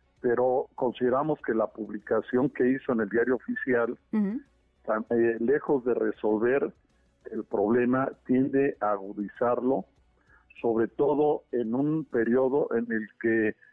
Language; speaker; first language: Spanish; native; Spanish